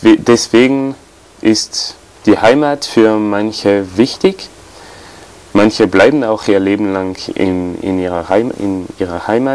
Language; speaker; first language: German; non-native, fluent; French